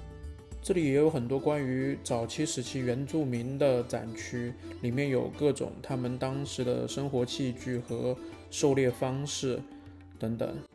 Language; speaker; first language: Chinese; native; Chinese